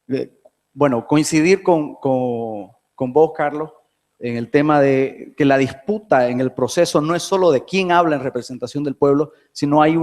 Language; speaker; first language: Spanish; native; Spanish